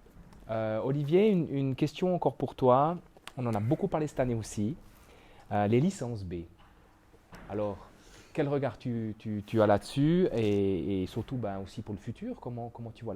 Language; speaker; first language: French; native; French